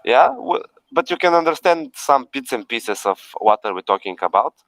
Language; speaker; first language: English; non-native, fluent; Bulgarian